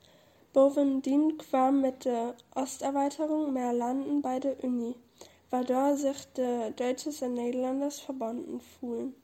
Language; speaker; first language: Dutch; non-native, learner; German